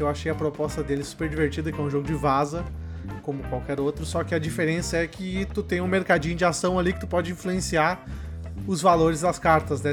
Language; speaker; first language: Portuguese; native; Portuguese